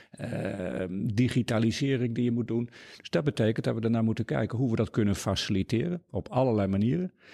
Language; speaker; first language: Dutch; native; Dutch